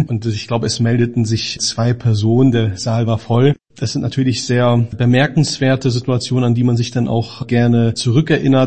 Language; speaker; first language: German; native; German